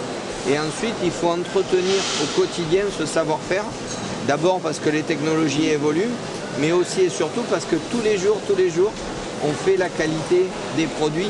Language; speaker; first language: French; native; French